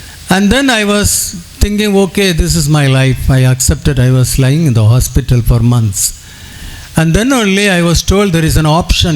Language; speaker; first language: English; non-native, local second language; Tamil